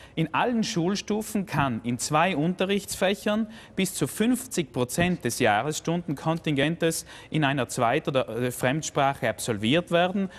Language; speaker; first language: German; native; German